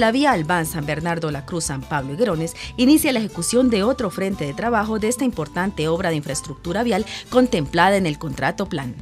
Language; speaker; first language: Spanish; native; Spanish